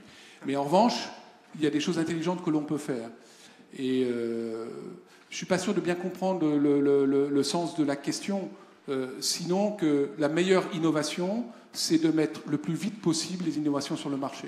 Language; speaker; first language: French; native; French